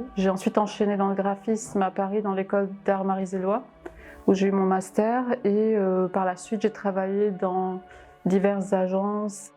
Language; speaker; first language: French; non-native, local second language; Arabic